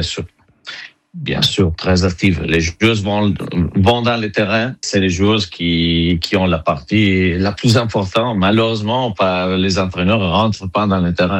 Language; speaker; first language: French; non-native, fluent; Italian